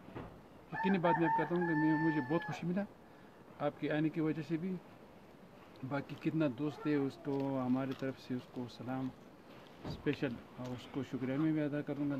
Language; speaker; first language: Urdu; non-native, local second language; Pashto